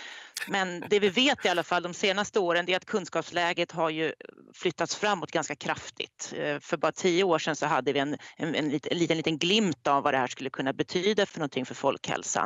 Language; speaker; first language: Swedish; native; Swedish